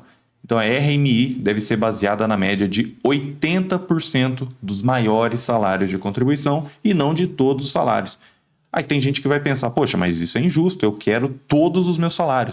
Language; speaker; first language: Portuguese; native; Portuguese